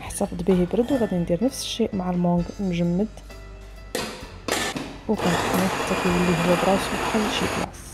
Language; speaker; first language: Arabic; native; Arabic